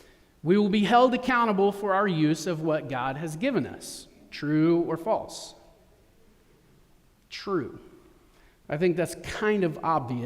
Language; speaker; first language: English; native; English